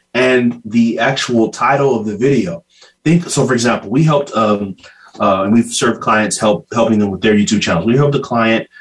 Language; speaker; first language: English; native; English